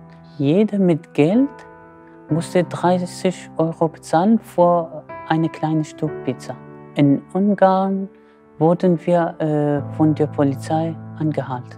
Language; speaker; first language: German; non-native, fluent; Kurdish